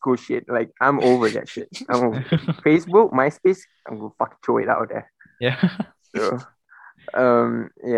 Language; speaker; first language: English; non-native, local second language; Malay